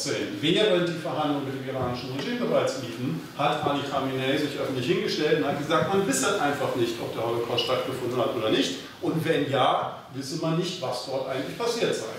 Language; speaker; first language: German; native; German